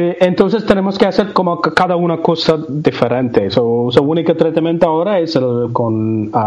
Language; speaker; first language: Spanish; non-native, learner; Tamil